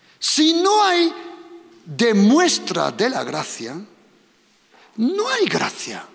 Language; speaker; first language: Spanish; non-native, fluent; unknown